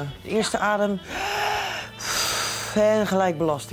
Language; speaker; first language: Dutch; native; Dutch